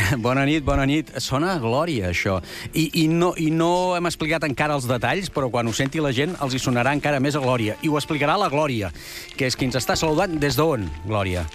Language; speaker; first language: Catalan; native; Catalan